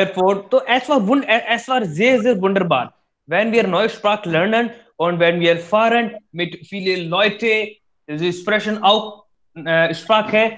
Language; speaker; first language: German; non-native, learner; Hindi